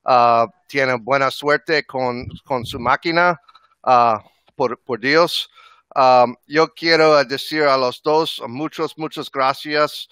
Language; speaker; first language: Spanish; non-native, learner; English